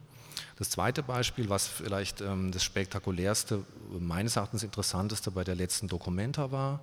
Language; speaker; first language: German; native; German